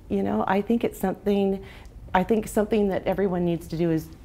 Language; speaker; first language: English; native; English